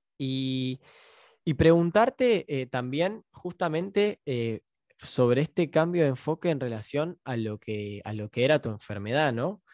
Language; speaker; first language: Spanish; native; Spanish